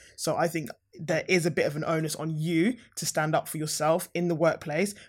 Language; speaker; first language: English; native; English